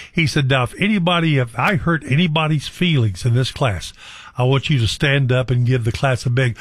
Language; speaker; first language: English; native; English